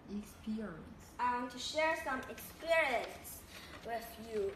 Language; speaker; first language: English; non-native, learner; Chinese